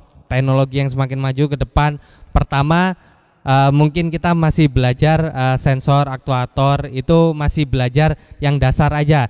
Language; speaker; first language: Indonesian; native; Indonesian